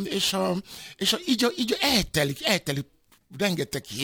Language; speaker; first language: Hungarian; non-native, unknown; Yoruba